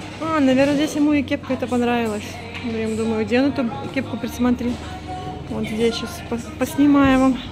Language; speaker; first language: Russian; native; Russian